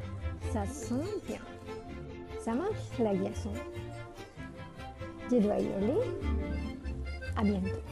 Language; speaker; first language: French; non-native, learner; Malay